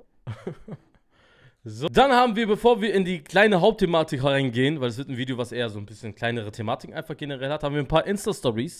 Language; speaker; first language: German; native; German